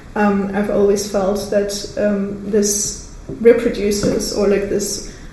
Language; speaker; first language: English; non-native, fluent; Russian